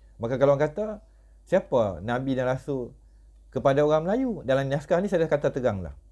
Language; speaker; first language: Malay; native; Malay